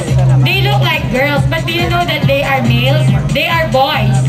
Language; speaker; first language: English; non-native, local second language; Filipino